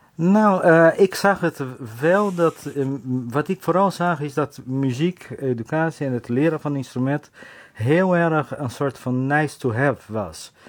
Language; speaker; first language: Dutch; non-native, fluent; Portuguese